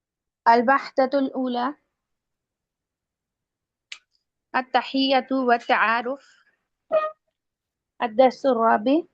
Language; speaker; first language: Arabic; non-native, learner; Urdu